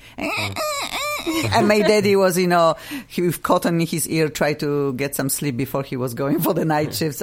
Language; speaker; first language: English; non-native, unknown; Russian